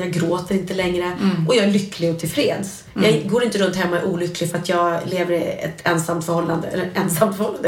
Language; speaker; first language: Swedish; native; Swedish